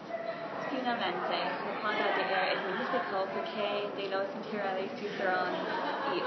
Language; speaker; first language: Spanish; non-native, learner; English